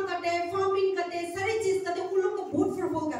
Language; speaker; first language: Hindi; non-native, local second language; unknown